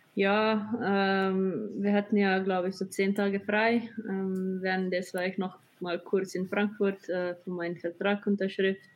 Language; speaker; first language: German; non-native, fluent; Slovenian